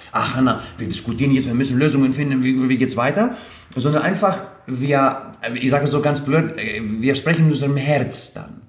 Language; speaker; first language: German; non-native, fluent; Greek